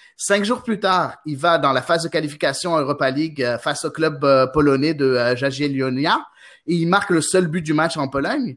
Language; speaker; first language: French; non-native, local second language; Arabic